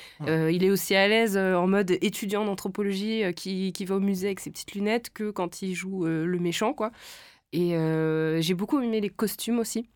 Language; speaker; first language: French; native; French